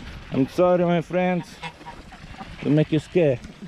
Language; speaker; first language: English; non-native, fluent; Italian